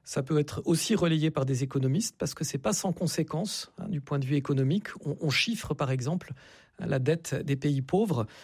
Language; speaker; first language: French; native; French